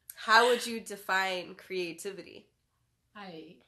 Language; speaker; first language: English; native; English